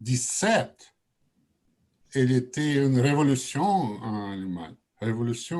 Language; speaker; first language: French; non-native, learner; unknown